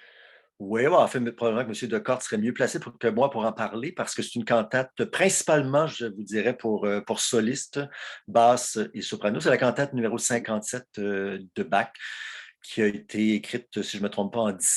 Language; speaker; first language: French; native; French